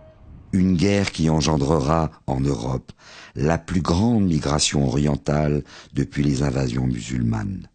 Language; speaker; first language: French; native; French